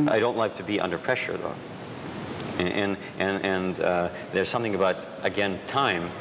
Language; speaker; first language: English; native; English